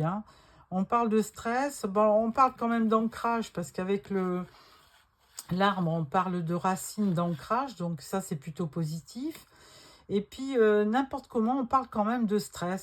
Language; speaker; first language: French; native; French